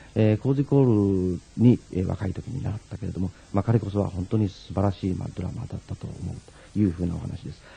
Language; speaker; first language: Japanese; native; Japanese